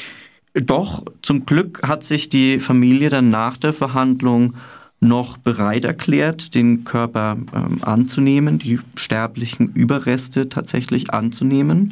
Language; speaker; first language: German; native; German